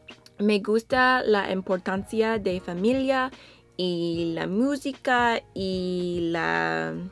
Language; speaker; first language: Spanish; non-native, learner; English